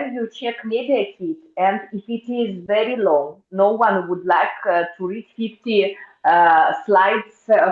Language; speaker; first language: English; non-native, fluent; Russian